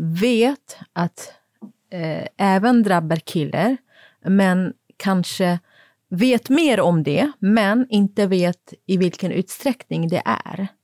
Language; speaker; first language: Swedish; non-native, fluent; Kurdish